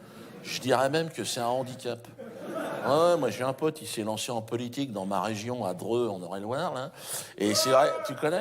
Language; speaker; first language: French; native; French